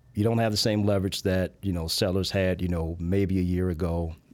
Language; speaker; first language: English; native; English